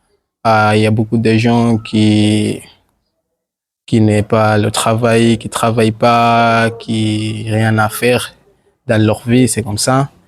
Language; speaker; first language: French; non-native, learner; Swahili